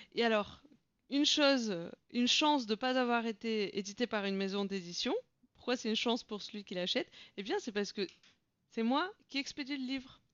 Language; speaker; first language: French; non-native, fluent; Bulgarian